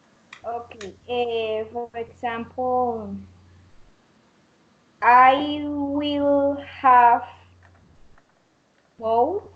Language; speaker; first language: English; non-native, learner; Spanish